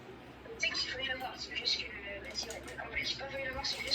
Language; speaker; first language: French; native; French